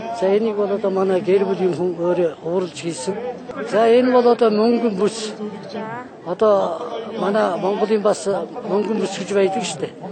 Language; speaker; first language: Mongolian; non-native, local second language; Kazakh